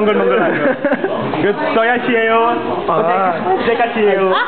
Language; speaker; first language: Korean; non-native, learner; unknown